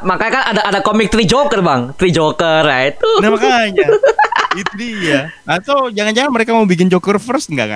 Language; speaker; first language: Indonesian; native; Indonesian